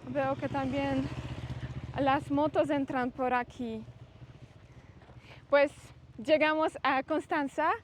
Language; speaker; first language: Spanish; non-native, learner; Polish